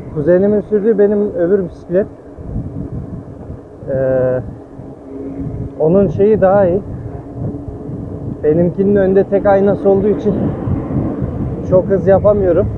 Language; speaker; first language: Turkish; early bilingual, heritage; Turkish